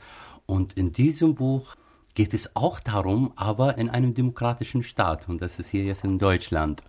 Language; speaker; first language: German; non-native, fluent; Arabic